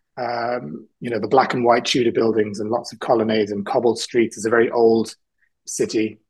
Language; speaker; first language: English; native; English